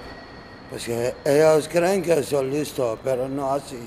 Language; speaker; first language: Spanish; non-native, learner; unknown